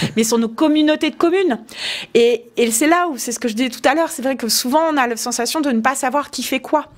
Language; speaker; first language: French; native; French